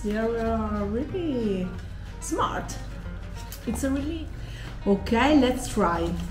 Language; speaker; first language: English; non-native, fluent; Italian